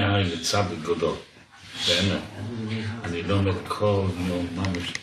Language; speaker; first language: Hebrew; non-native, learner; English